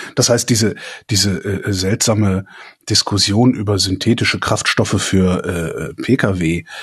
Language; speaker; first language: German; native; German